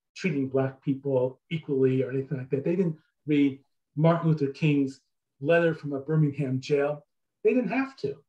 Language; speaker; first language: English; native; English